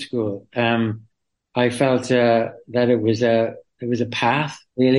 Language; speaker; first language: English; native; English